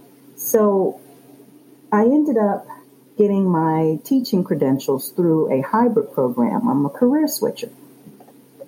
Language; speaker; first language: English; native; English